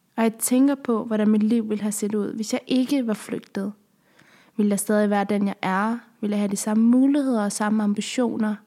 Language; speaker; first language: Danish; early bilingual, other home language; Persian